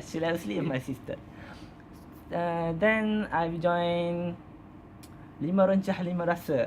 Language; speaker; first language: English; non-native, learner; Malay